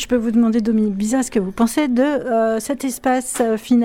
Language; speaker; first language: French; native; French